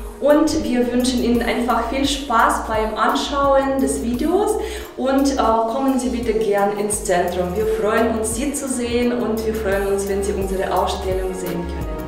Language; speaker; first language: German; non-native, fluent; Russian